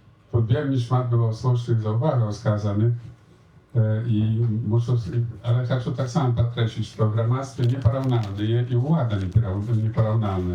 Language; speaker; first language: Polish; non-native, learner; Belarusian